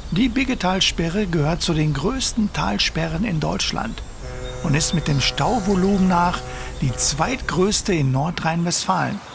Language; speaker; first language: German; native; German